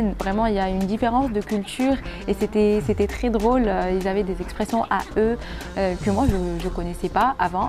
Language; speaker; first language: French; non-native, local second language; Arabic